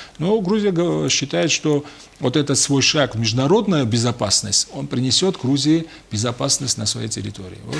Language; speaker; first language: Russian; non-native, local second language; Georgian